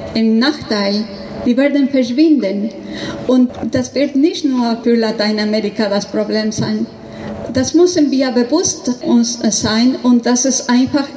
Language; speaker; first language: German; non-native, learner; Spanish